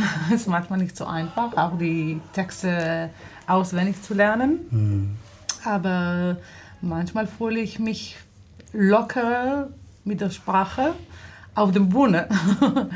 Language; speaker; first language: German; non-native, fluent; Hebrew